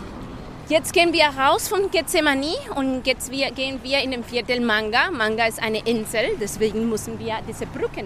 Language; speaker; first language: German; non-native, fluent; Spanish